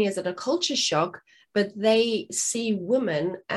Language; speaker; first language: English; non-native, local second language; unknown